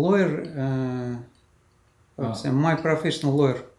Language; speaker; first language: English; non-native, learner; Russian